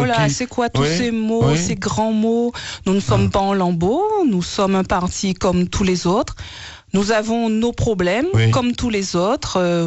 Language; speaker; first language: French; native; French